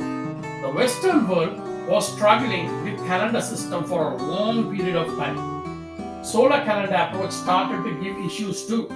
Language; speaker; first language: English; non-native, local second language; Tamil